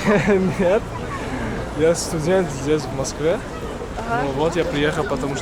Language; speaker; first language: Russian; non-native, learner; French